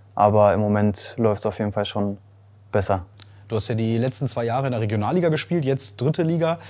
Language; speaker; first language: German; native; German